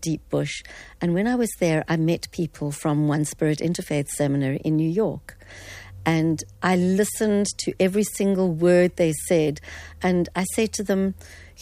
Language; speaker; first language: English; native; English